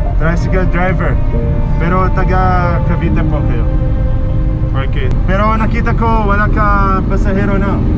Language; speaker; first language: Filipino; non-native, learner; Arabic